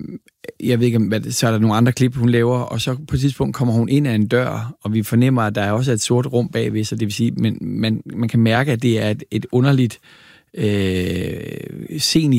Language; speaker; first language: Danish; native; Danish